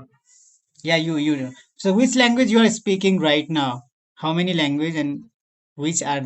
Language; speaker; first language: English; non-native, learner; Nepali